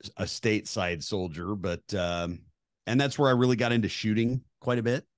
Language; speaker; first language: English; native; English